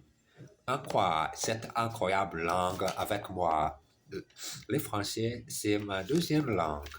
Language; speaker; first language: French; non-native, learner; German